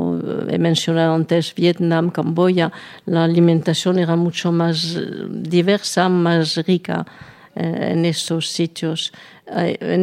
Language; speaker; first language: Spanish; non-native, fluent; French